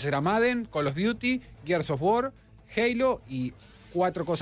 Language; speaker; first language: Spanish; native; Spanish